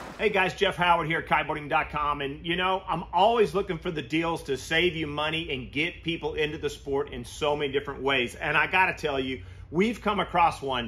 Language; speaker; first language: English; native; English